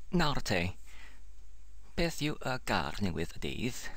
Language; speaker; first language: Welsh; non-native, learner; English